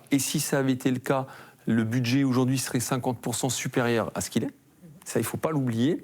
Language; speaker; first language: French; native; French